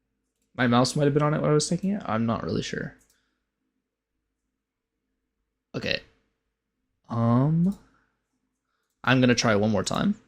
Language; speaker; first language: English; native; English